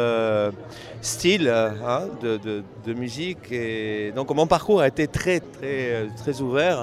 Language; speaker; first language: French; non-native, fluent; Spanish